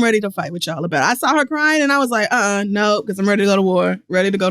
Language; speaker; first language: English; native; English